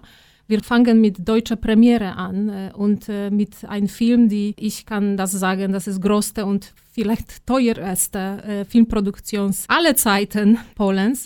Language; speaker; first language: German; non-native, fluent; Polish